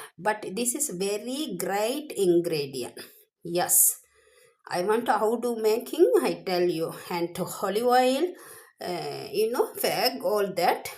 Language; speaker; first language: English; non-native, learner; Tamil